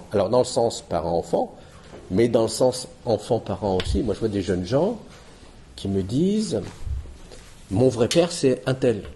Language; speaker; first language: French; native; French